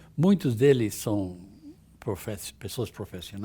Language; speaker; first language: Portuguese; non-native, fluent; English